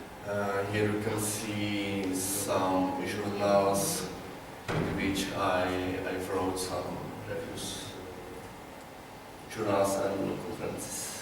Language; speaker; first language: English; non-native, learner; Czech